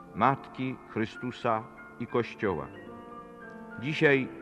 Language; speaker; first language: Polish; native; Polish